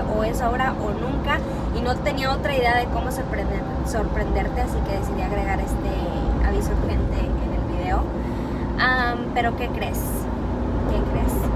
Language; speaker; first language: Spanish; native; Spanish